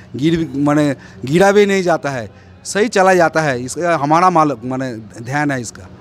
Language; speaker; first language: Hindi; non-native, local second language; Bangla